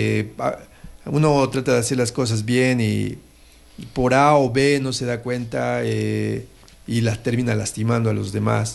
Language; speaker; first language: Spanish; native; Spanish